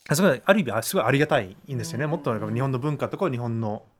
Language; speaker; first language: Japanese; early bilingual, heritage; Japanese